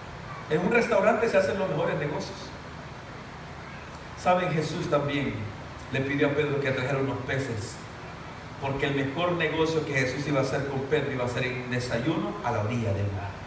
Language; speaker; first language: Spanish; native; Spanish